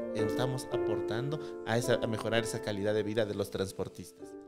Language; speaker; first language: Spanish; native; Spanish